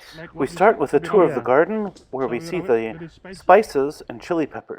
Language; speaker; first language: English; native; English